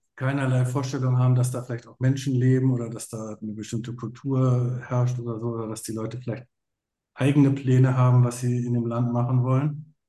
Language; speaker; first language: German; native; German